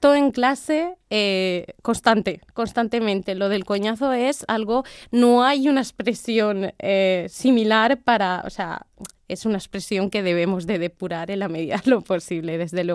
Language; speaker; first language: Spanish; native; Spanish